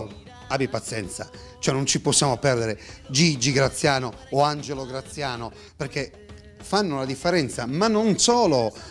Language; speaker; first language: Italian; native; Italian